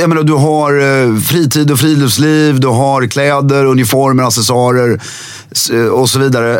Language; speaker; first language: Swedish; native; Swedish